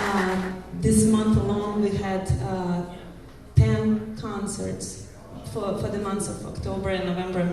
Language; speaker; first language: English; non-native, fluent; Ukrainian